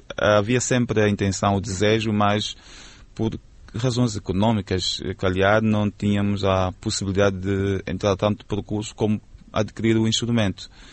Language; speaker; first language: Portuguese; native; Portuguese